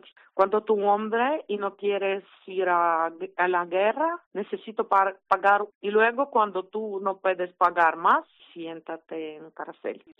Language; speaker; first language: Spanish; non-native, learner; Ukrainian